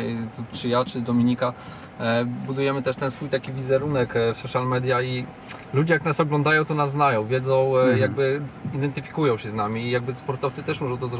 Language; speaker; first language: Polish; native; Polish